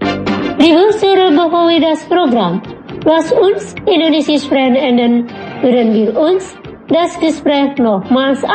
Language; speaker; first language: German; non-native, fluent; Indonesian